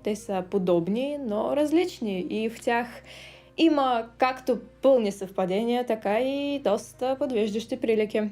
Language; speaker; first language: Bulgarian; early bilingual, other home language; Russian